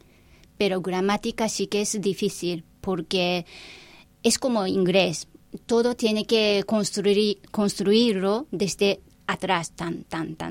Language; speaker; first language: Spanish; non-native, fluent; Japanese